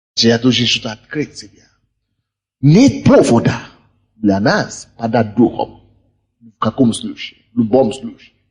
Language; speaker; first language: Russian; non-native, fluent; Yoruba